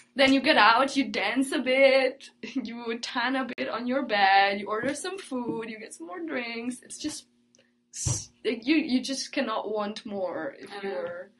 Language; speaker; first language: English; early bilingual, other home language; Italian